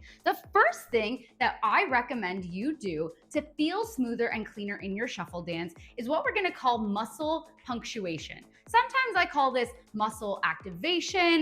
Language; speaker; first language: English; native; English